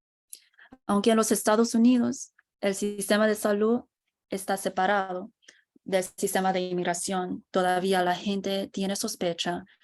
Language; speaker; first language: Spanish; non-native, fluent; English